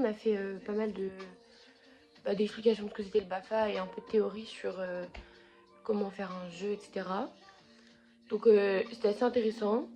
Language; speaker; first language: French; native; French